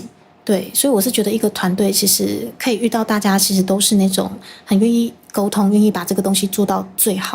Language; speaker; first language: Chinese; native; Chinese